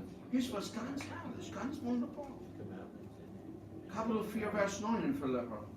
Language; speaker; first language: German; early bilingual, heritage; English